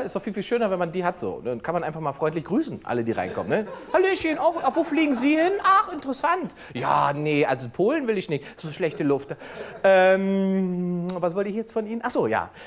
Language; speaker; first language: German; native; German